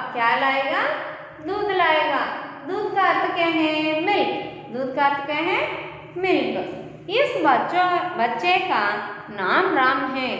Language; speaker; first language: Hindi; non-native, local second language; Telugu